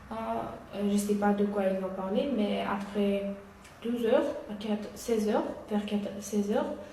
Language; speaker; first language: French; non-native, learner; Uyghur